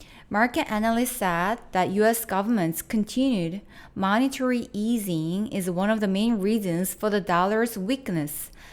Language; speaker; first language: English; non-native, fluent; Korean